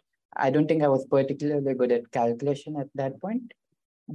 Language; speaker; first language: English; non-native, local second language; Telugu